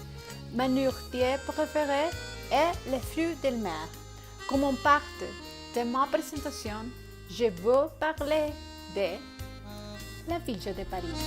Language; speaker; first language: French; non-native, learner; Spanish